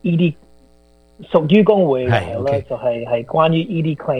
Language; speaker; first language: Chinese; early bilingual, heritage; Cantonese